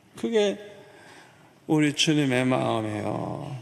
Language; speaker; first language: Korean; native; Korean